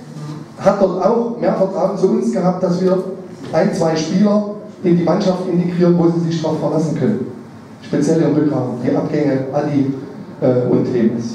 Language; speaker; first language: German; native; German